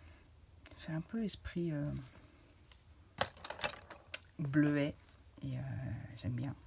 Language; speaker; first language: French; native; French